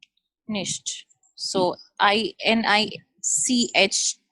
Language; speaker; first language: German; non-native, learner; Hindi